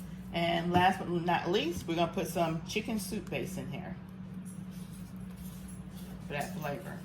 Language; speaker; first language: English; native; English